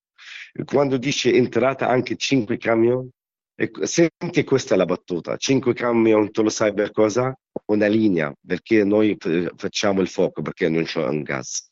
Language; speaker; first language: Italian; non-native, learner; Arabic